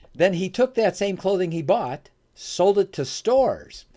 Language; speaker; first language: English; native; English